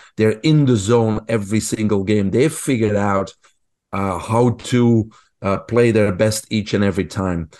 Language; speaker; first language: English; non-native, fluent; Dutch